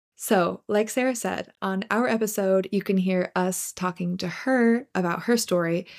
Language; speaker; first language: English; native; English